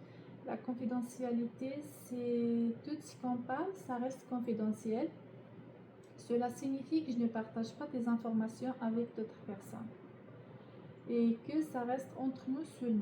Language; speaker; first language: French; non-native, learner; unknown